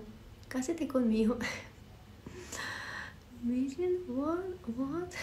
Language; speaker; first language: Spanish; non-native, learner; Ukrainian